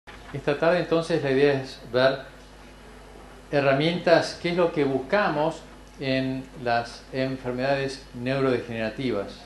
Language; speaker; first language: Spanish; native; Spanish